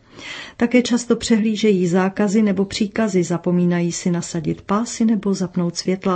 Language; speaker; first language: Czech; native; Czech